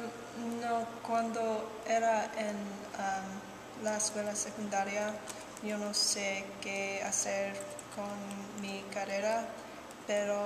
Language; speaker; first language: Spanish; non-native, learner; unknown